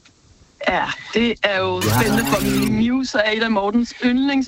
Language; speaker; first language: Danish; native; Danish